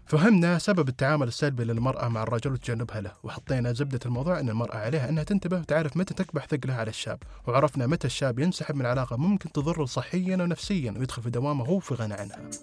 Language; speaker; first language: Arabic; native; Arabic